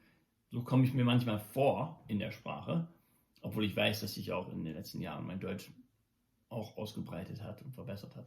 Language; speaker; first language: German; non-native, local second language; English